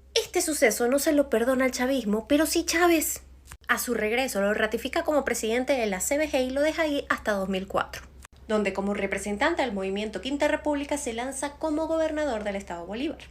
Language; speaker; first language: Spanish; native; Spanish